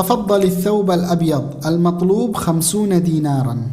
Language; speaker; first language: Arabic; non-native, fluent; Indonesian